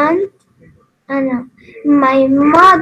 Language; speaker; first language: English; non-native, learner; Spanish